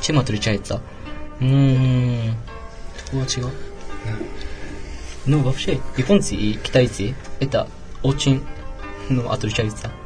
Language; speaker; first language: Russian; non-native, learner; Japanese